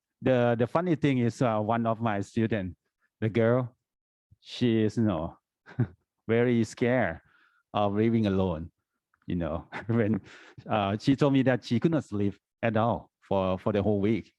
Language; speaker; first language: English; non-native, fluent; Thai